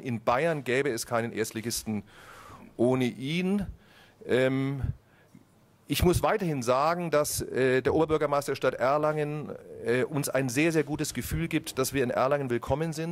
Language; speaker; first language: German; native; German